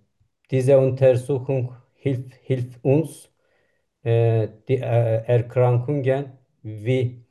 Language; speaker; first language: German; non-native, learner; Turkish